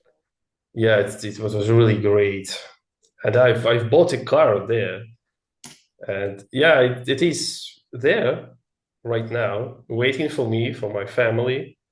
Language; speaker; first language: English; non-native, learner; Russian